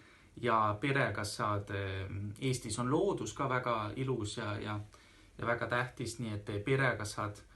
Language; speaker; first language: Estonian; early bilingual, heritage; Estonian